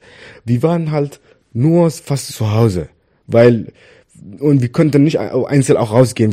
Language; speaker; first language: German; non-native, learner; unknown